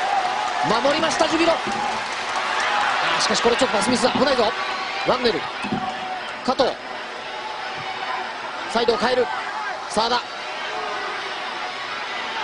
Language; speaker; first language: Japanese; native; Japanese